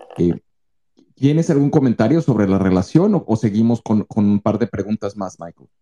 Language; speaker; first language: Spanish; native; Spanish